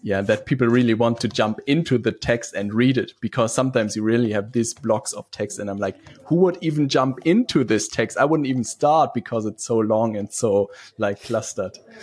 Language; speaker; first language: English; non-native, fluent; German